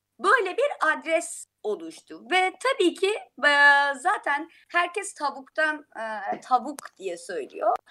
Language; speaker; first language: Turkish; non-native, fluent; Persian